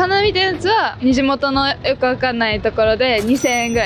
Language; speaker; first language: Japanese; native; Japanese